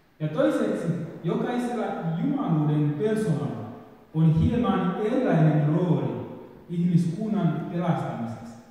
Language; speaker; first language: Finnish; non-native, fluent; Swahili